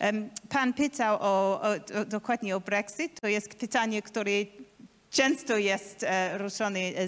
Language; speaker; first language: Polish; non-native, learner; English